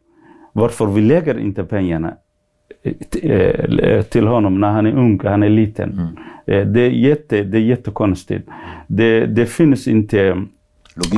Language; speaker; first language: Swedish; non-native, fluent; Somali